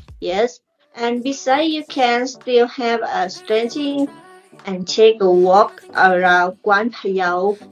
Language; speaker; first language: English; non-native, learner; Thai